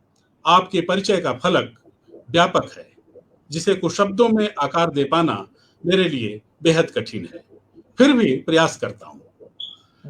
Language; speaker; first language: Hindi; native; Hindi